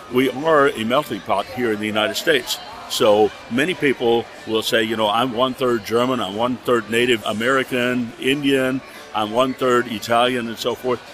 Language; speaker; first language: English; early bilingual, other home language; German